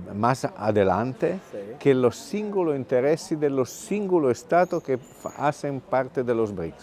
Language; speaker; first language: Spanish; non-native, fluent; Italian